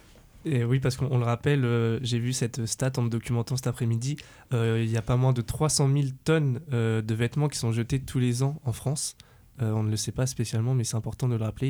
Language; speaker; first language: French; native; French